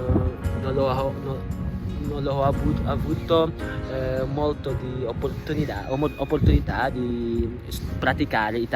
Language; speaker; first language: Italian; non-native, learner; Indonesian